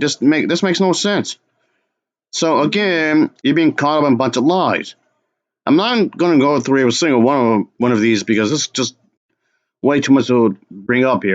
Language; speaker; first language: English; native; English